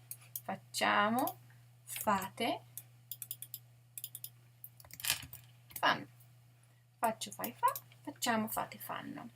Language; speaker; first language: Italian; non-native, fluent; English